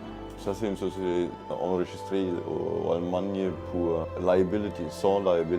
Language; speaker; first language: French; non-native, fluent; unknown